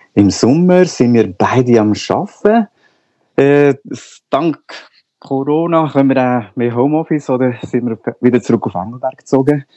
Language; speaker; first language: Swiss German; non-native, local second language; Spanish